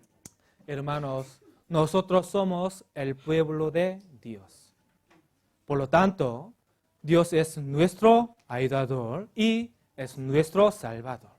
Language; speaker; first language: Spanish; non-native, learner; Korean